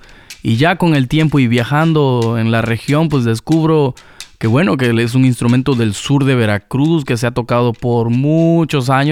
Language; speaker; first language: Spanish; native; Spanish